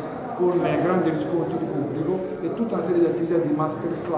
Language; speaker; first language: Italian; native; Italian